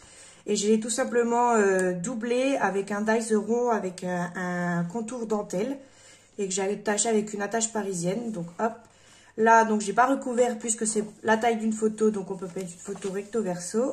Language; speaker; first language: French; native; French